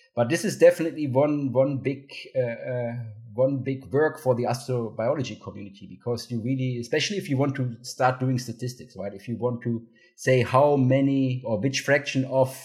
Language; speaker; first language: English; non-native, fluent; German